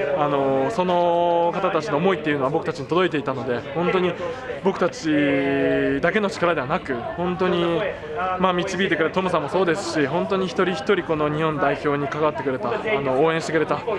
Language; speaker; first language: Japanese; native; Japanese